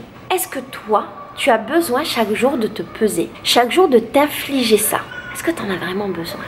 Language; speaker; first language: French; native; French